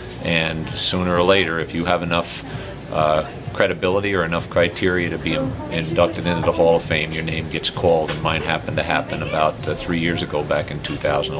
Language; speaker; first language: English; native; English